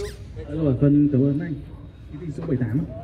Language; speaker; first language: Vietnamese; native; Vietnamese